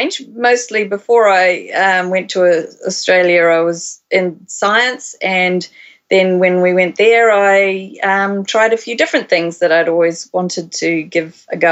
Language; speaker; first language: English; native; English